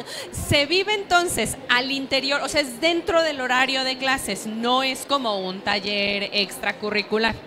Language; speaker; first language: Spanish; native; Spanish